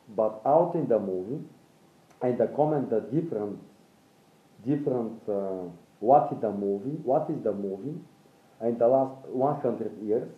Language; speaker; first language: English; non-native, learner; Bulgarian